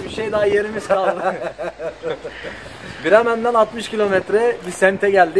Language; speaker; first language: Turkish; native; Turkish